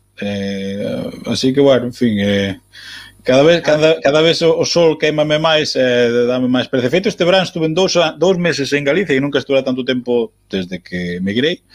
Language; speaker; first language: Galician; native; Galician